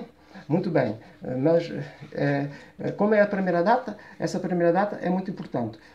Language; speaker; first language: Portuguese; early bilingual, heritage; Portuguese